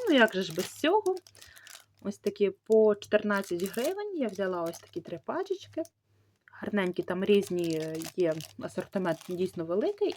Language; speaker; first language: Ukrainian; native; Ukrainian